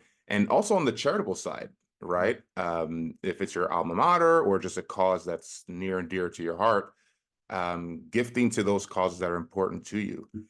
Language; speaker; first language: English; native; English